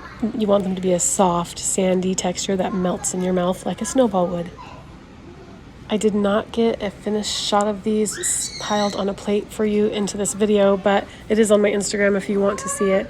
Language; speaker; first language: English; native; English